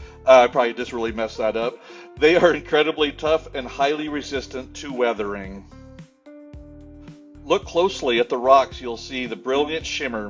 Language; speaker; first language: English; native; English